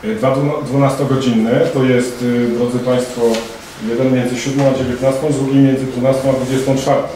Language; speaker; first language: Polish; native; Polish